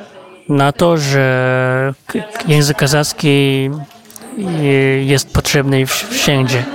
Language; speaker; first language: Polish; non-native, fluent; Kazakh